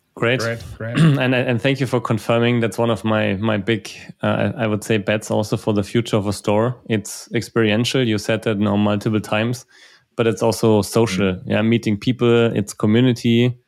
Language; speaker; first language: English; non-native, fluent; German